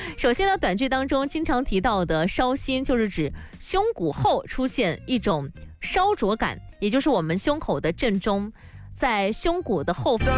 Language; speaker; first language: Chinese; non-native, local second language; Hakka Chinese